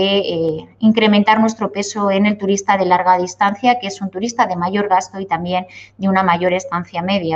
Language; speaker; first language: Spanish; native; Spanish